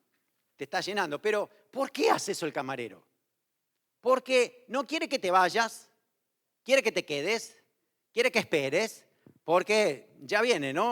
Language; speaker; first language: Spanish; native; Spanish